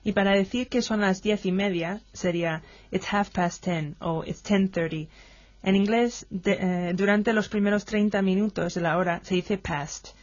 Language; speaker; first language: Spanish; non-native, fluent; English